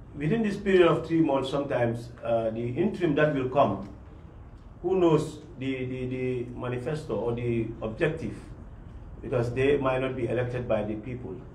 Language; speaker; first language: English; non-native, local second language; Mandingo